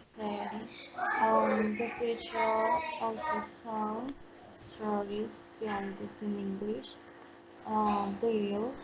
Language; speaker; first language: English; non-native, learner; Spanish